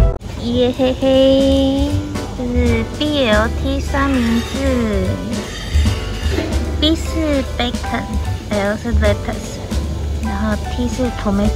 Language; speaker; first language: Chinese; native; Chinese